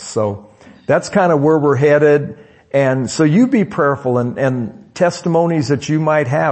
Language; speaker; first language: English; native; English